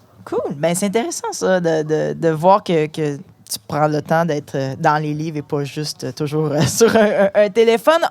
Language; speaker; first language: French; native; French